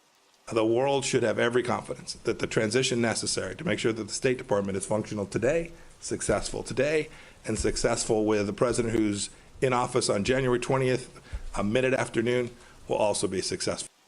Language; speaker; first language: English; native; English